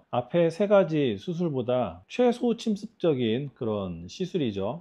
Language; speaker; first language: Korean; native; Korean